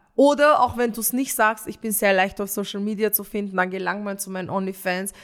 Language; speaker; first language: German; early bilingual, other home language; Romanian